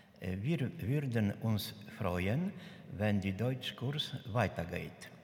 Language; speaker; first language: German; non-native, learner; Polish